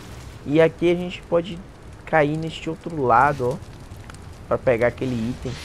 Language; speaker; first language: Portuguese; native; Portuguese